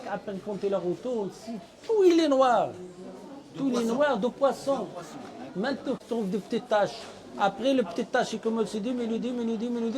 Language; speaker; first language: French; non-native, learner; Arabic